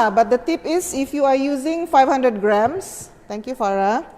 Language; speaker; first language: English; non-native, local second language; Malay